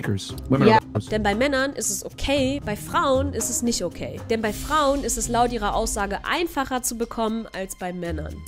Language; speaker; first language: German; native; German